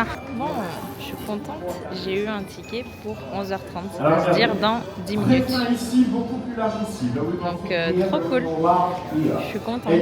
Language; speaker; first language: French; native; French